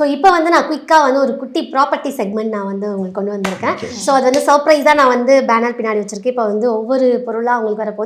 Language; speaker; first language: Tamil; native; Tamil